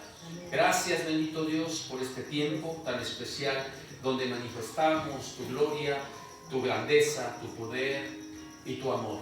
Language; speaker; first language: Spanish; native; Spanish